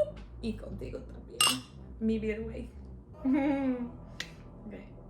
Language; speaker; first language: Spanish; non-native, fluent; English